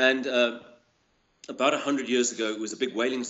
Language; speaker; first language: English; native; English